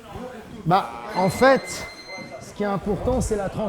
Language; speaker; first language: French; native; French